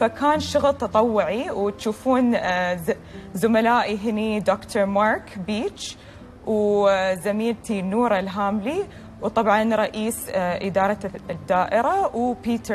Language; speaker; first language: Arabic; native; Arabic